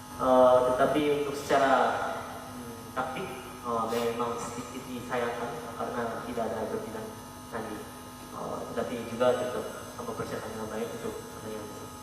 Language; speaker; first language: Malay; non-native, fluent; Korean